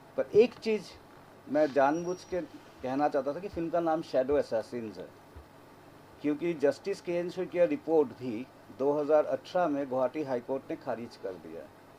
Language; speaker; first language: Hindi; non-native, local second language; Assamese